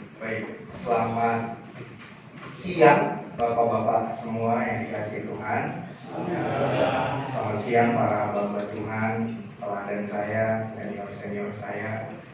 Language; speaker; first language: Indonesian; native; Indonesian